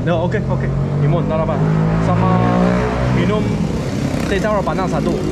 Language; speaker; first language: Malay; non-native, fluent; Chinese